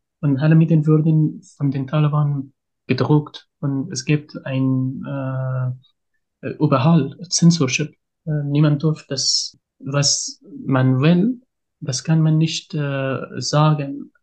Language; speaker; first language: German; non-native, learner; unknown